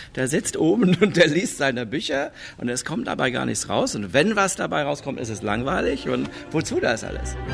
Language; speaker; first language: German; non-native, fluent; English